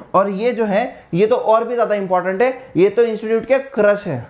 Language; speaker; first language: Hindi; non-native, local second language; Marathi